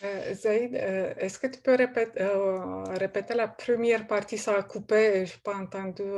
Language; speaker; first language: French; non-native, fluent; Romanian